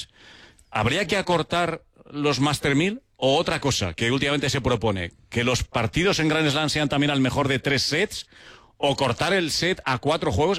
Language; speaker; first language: Spanish; native; Spanish